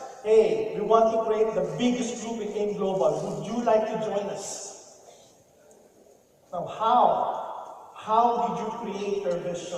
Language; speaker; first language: English; non-native, local second language; Filipino